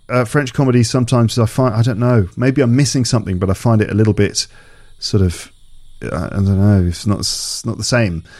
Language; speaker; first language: English; native; English